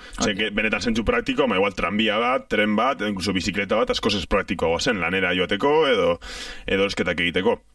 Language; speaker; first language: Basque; native; Basque